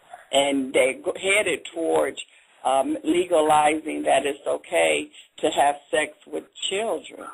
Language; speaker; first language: English; native; English